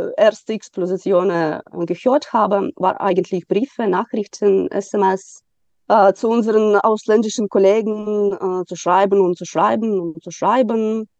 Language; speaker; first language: German; non-native, fluent; Ukrainian